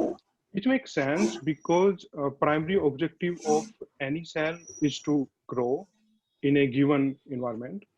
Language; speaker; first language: English; non-native, fluent; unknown